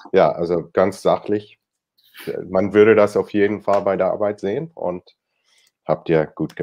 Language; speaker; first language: German; non-native, fluent; English